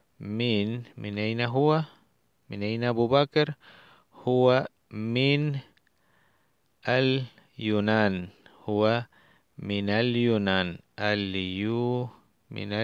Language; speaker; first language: Arabic; non-native, learner; Spanish